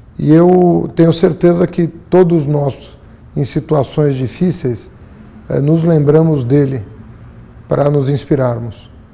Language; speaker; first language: Portuguese; native; Portuguese